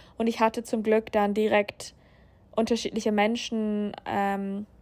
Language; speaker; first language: German; non-native, fluent; English